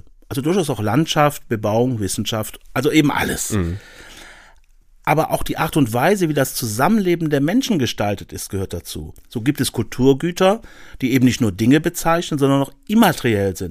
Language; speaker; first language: German; native; German